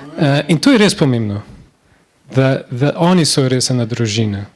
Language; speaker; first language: Slovenian; non-native, learner; Portuguese